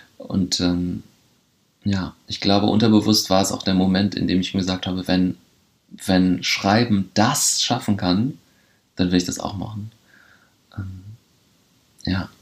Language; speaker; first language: German; early bilingual, other home language; Polish